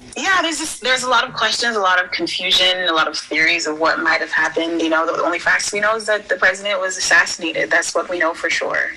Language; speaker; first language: English; early bilingual, other home language; Haitian Creole